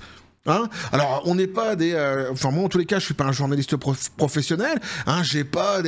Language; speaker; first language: French; native; French